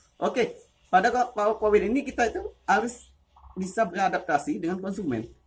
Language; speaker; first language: Indonesian; non-native, local second language; Achinese